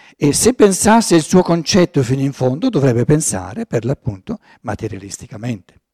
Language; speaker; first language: Italian; non-native, fluent; German